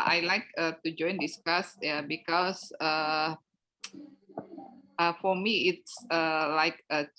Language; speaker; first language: English; non-native, learner; Indonesian